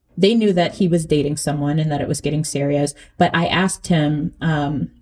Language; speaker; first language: English; early bilingual, other home language; Akan